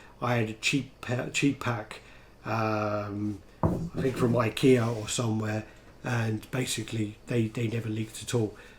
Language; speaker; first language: English; native; English